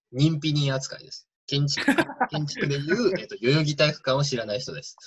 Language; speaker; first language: Japanese; native; Japanese